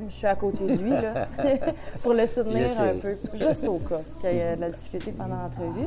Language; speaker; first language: French; native; French